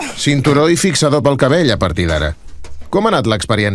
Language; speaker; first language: Catalan; native; Catalan